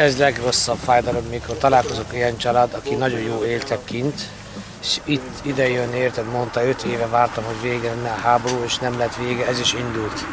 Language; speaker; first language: Hungarian; non-native, fluent; Arabic